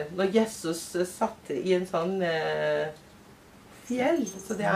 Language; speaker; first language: Norwegian; non-native, fluent; Portuguese